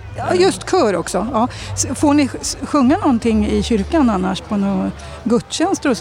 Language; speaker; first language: Swedish; native; Swedish